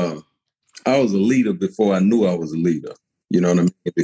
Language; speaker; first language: English; native; English